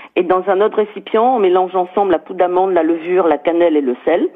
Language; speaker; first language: French; native; French